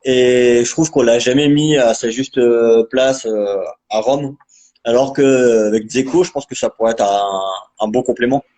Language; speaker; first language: French; native; French